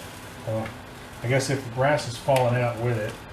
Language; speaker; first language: English; native; English